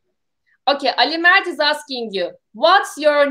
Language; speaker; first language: English; non-native, fluent; Turkish